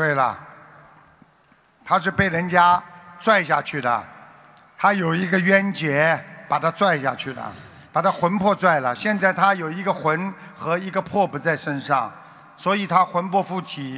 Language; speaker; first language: Chinese; native; Chinese